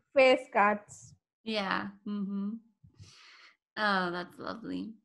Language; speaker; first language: English; native; English